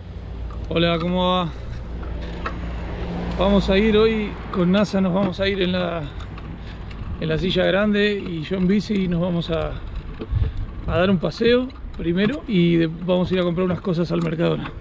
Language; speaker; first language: Spanish; native; Spanish